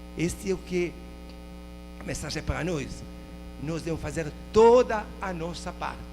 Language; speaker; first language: Portuguese; non-native, fluent; Italian